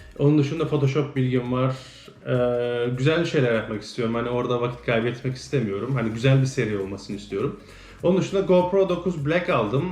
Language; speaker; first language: Turkish; early bilingual, heritage; Turkish